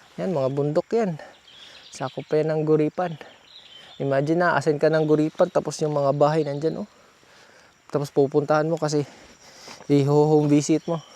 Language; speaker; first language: Filipino; non-native, local second language; Cebuano